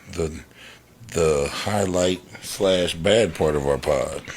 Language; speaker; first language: English; native; English